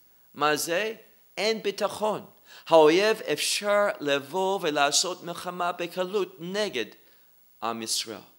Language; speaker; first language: Hebrew; non-native, fluent; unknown